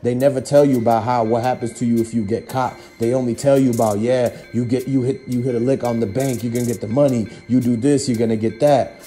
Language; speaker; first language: English; native; English